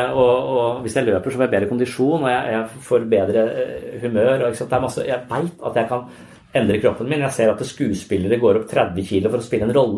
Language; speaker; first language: Norwegian; native; Norwegian